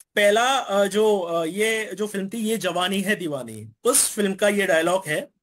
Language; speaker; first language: Hindi; native; Hindi